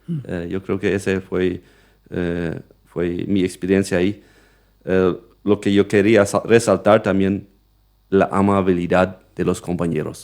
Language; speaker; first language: Spanish; non-native, local second language; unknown